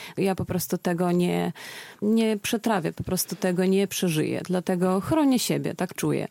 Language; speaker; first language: Polish; non-native, fluent; Russian